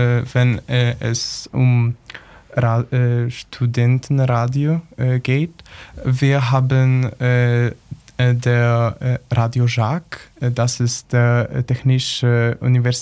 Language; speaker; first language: German; non-native, learner; Polish